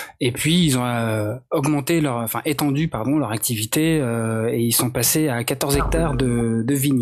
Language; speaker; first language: French; native; French